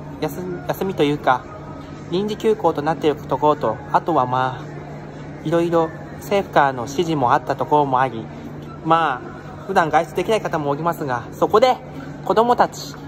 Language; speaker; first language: Japanese; native; Japanese